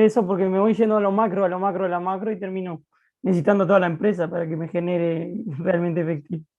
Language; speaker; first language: Spanish; native; Spanish